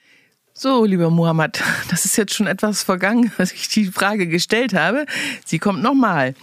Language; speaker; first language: German; native; German